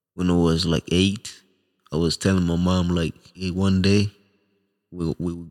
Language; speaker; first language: English; non-native, local second language; Swahili